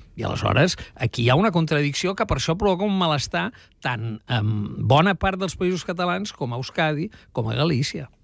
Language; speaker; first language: Catalan; native; Catalan